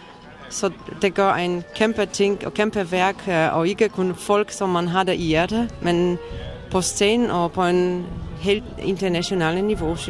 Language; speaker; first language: Danish; non-native, fluent; Polish